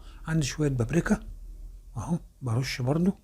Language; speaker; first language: Arabic; native; Arabic